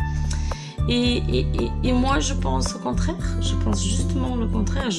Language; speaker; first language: French; non-native, fluent; Portuguese